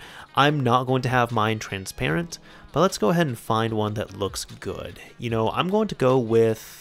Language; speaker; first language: English; native; English